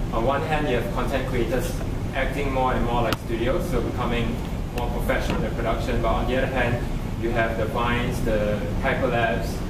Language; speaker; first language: English; native; English